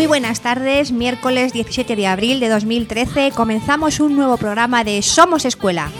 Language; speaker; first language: Spanish; native; Spanish